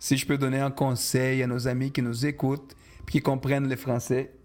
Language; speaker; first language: French; non-native, fluent; Portuguese